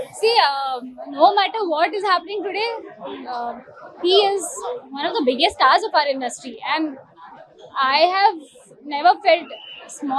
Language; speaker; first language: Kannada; non-native, learner; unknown